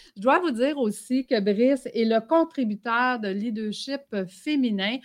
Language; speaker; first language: French; native; French